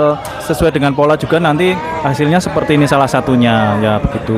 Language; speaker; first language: Indonesian; native; Indonesian